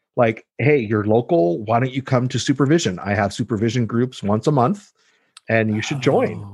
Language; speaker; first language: English; native; English